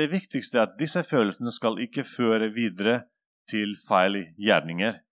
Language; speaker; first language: Norwegian; non-native, fluent; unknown